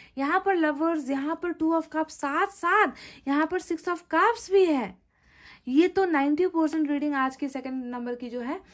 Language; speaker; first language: Hindi; native; Hindi